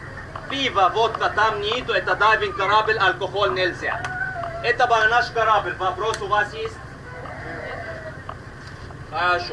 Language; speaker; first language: Russian; non-native, learner; Arabic